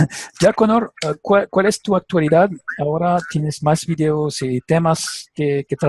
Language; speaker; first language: Spanish; non-native, learner; French